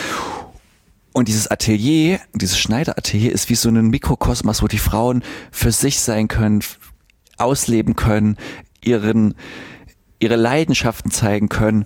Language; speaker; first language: German; native; German